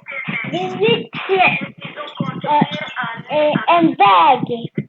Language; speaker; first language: Swedish; early bilingual, other home language; French